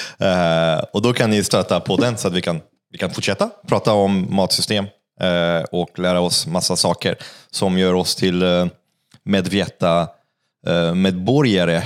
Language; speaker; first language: Swedish; non-native, fluent; French